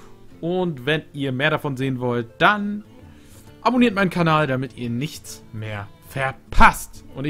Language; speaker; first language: German; native; German